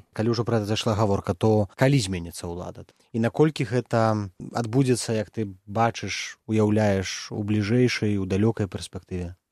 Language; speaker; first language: Belarusian; native; Belarusian